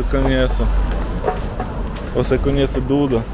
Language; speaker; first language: Portuguese; non-native, learner; Russian